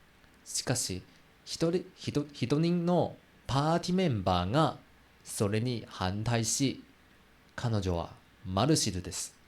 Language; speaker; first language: Japanese; non-native, learner; Chinese